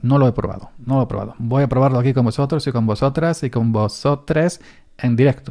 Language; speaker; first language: Spanish; native; Spanish